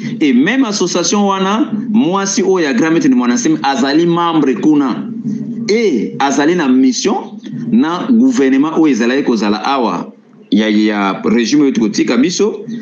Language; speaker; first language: Lingala; non-native, local second language; Kongo